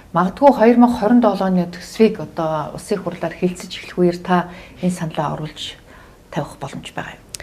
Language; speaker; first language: Mongolian; native; Mongolian